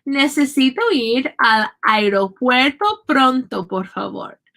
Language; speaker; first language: Spanish; non-native, fluent; English